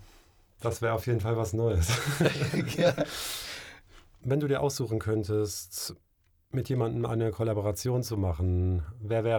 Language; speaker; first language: German; native; German